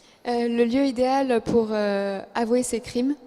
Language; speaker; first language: French; native; French